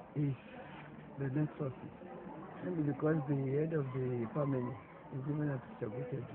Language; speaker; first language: English; non-native, local second language; Yoruba